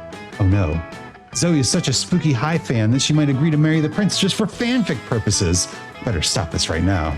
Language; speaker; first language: English; native; English